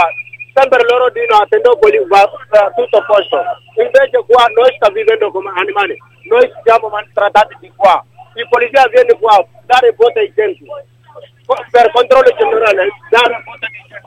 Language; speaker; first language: Italian; non-native, learner; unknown